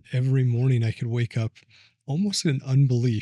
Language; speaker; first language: English; native; English